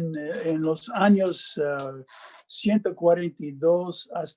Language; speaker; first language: Spanish; non-native, fluent; English